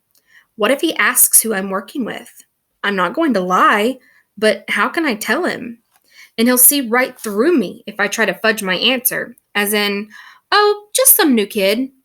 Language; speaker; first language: English; native; English